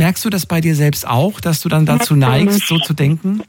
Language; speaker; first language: German; native; German